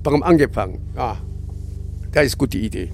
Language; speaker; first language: German; non-native, learner; Korean